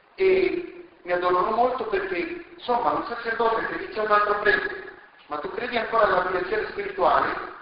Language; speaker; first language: Italian; non-native, fluent; Spanish